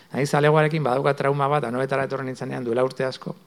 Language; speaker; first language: Basque; native; Basque